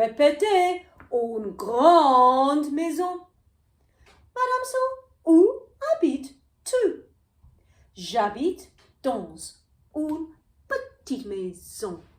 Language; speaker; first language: French; non-native, fluent; English